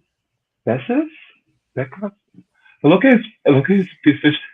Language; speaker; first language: Spanish; non-native, learner; English